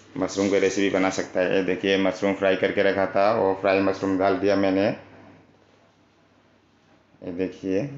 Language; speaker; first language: Hindi; non-native, local second language; Manipuri